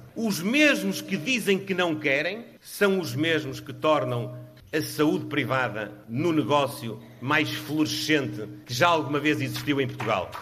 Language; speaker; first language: Portuguese; native; Portuguese